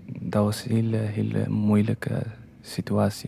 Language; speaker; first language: Dutch; non-native, learner; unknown